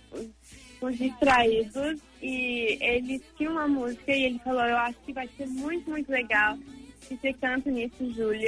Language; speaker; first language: Portuguese; early bilingual, heritage; English